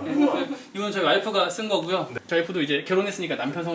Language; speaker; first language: Korean; native; Korean